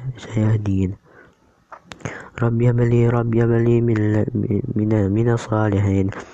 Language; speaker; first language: Arabic; non-native, learner; Indonesian